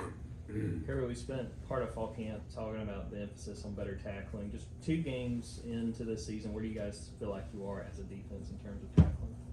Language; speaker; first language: English; native; English